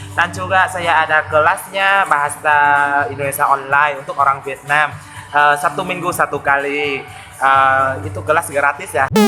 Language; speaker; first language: Indonesian; non-native, learner; Vietnamese